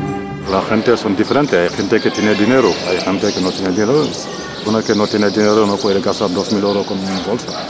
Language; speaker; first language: Spanish; non-native, learner; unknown